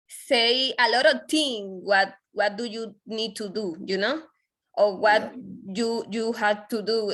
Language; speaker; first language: English; non-native, learner; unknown